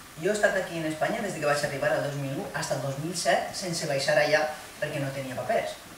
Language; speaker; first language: Catalan; early bilingual, other home language; Arabic